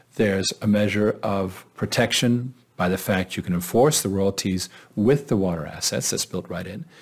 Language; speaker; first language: English; native; English